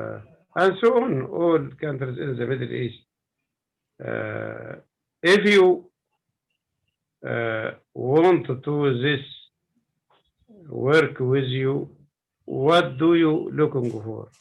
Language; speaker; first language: English; non-native, learner; Arabic